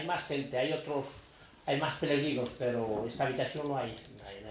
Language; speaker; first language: Spanish; native; Spanish